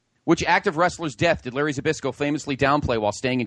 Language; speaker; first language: English; native; English